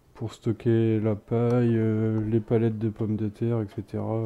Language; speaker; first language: French; native; French